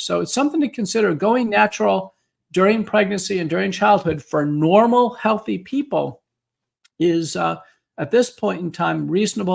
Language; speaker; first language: English; native; English